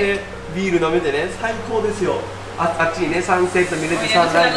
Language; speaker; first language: Japanese; native; Japanese